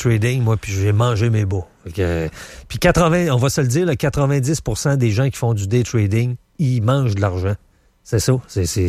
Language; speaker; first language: French; native; French